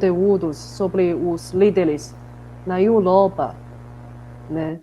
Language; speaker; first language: Portuguese; non-native, fluent; Chinese